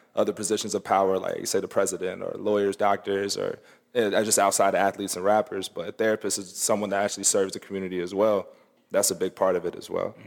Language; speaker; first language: English; native; English